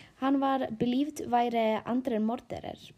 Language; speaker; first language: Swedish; non-native, learner; Icelandic